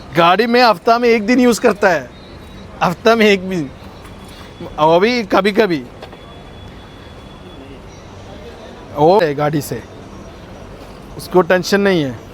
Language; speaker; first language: Hindi; non-native, local second language; Malayalam